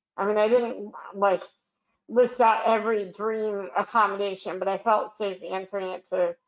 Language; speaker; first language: English; native; English